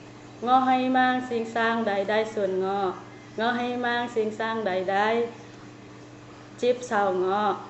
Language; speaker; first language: Cantonese; non-native, learner; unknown